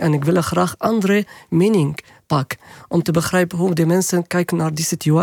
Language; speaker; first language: Dutch; non-native, learner; Arabic